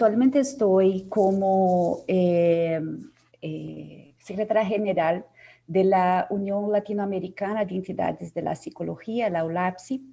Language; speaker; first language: Spanish; non-native, fluent; Portuguese